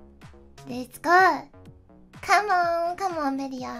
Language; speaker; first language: English; non-native, learner; Japanese